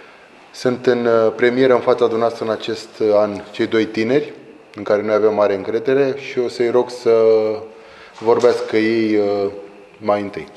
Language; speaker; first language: Romanian; native; Romanian